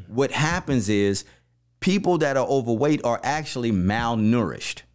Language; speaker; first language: English; native; English